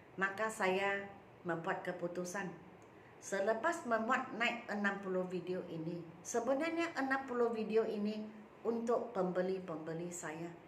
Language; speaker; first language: Malay; non-native, local second language; Chinese